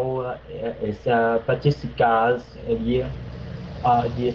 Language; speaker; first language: English; non-native, learner; Vietnamese